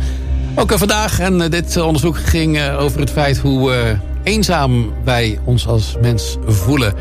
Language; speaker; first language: Dutch; native; Dutch